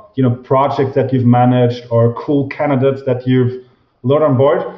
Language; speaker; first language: English; non-native, fluent; German